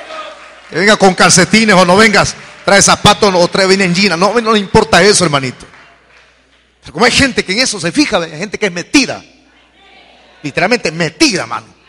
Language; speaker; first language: Spanish; native; Spanish